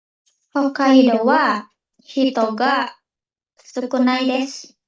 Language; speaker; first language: Japanese; non-native, learner; Indonesian